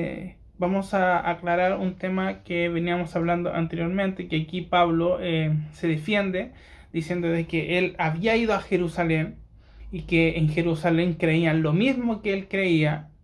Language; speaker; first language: Spanish; native; Spanish